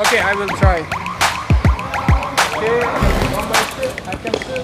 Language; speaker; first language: English; non-native, learner; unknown